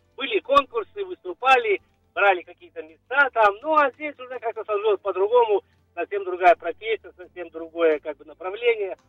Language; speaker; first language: Russian; native; Russian